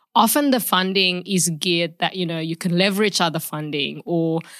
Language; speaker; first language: English; early bilingual, other home language; Indonesian